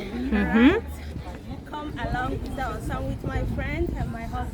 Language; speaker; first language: English; non-native, local second language; Igbo